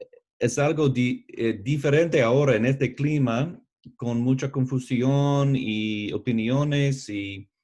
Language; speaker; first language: Spanish; non-native, learner; English